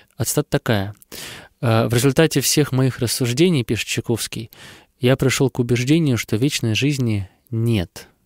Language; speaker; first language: Russian; native; Russian